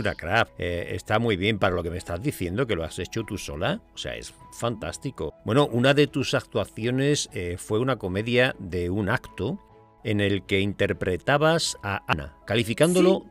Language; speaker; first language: Spanish; native; Spanish